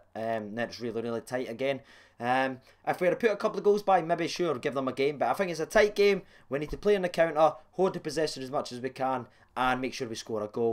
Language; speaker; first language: English; native; English